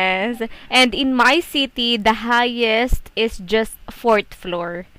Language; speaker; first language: English; non-native, fluent; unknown